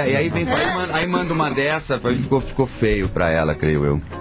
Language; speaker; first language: Portuguese; native; Portuguese